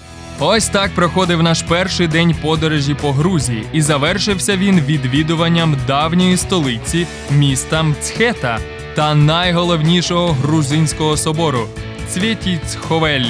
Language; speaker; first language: Ukrainian; native; Ukrainian